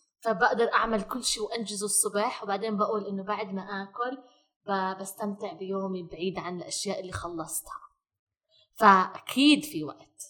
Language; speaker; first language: Arabic; native; Arabic